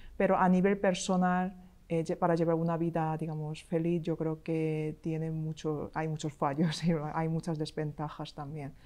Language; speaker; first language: Spanish; non-native, fluent; Korean